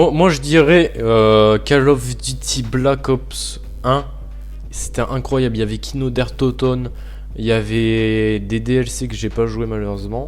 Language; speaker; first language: French; native; French